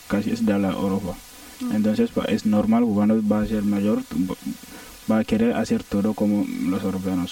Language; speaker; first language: Spanish; non-native, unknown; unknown